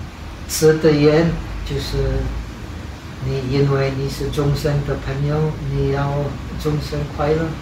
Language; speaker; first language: Chinese; non-native, fluent; Czech